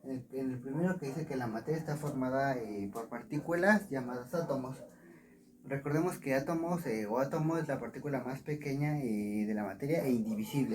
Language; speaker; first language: Spanish; native; Spanish